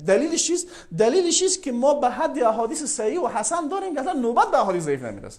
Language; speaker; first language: Persian; native; Persian